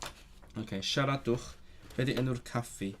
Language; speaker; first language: Welsh; non-native, learner; Cantonese